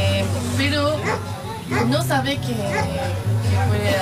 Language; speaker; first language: Spanish; non-native, learner; French